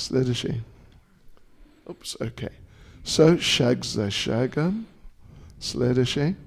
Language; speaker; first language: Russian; non-native, learner; English